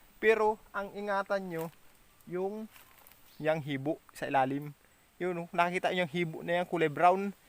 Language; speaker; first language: Filipino; native; Filipino